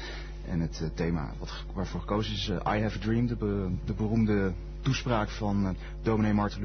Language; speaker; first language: Dutch; native; Dutch